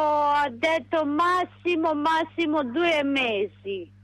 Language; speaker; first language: Italian; non-native, local second language; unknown